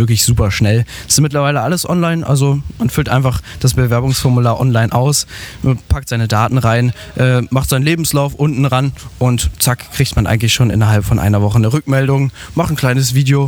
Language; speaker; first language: German; native; German